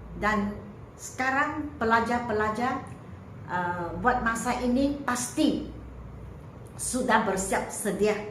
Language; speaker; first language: Malay; non-native, local second language; Chinese